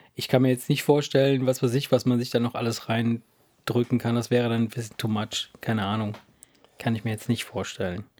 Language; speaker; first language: German; early bilingual, other home language; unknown